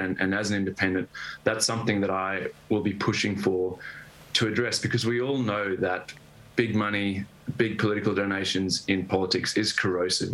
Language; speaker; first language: English; native; English